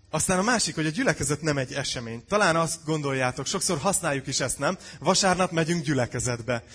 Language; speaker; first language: Hungarian; native; Hungarian